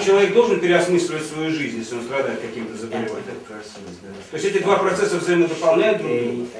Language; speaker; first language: Russian; native; Russian